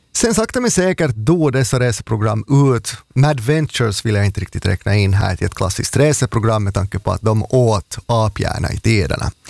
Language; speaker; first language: Swedish; native; Swedish